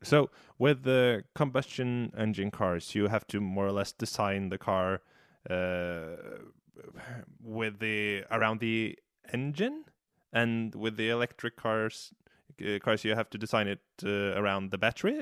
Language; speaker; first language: English; non-native, fluent; Norwegian